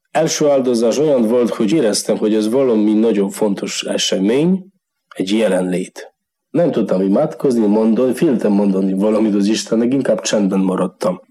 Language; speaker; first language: Hungarian; non-native, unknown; Polish